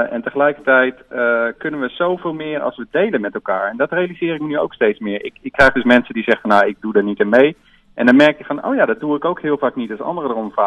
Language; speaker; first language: Dutch; native; Dutch